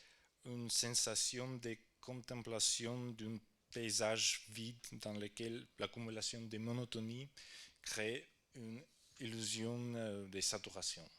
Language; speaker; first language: French; non-native, fluent; Ukrainian